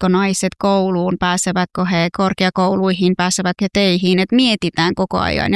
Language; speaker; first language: Finnish; non-native, fluent; Persian